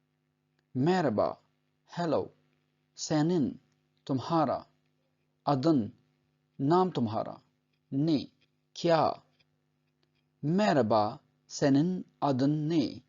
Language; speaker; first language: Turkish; non-native, fluent; Urdu